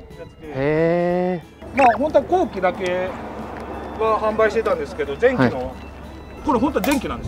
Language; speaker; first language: Japanese; native; Japanese